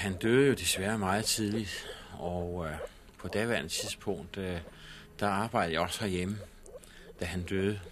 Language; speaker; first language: Danish; native; Danish